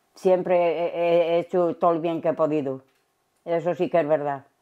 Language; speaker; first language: Spanish; native; Spanish